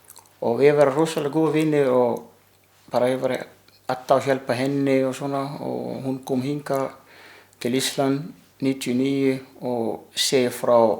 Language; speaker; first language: Icelandic; non-native, learner; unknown